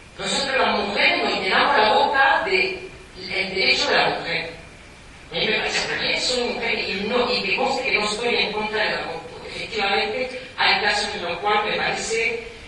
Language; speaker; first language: Spanish; non-native, fluent; French